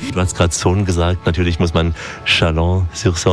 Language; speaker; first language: German; native; German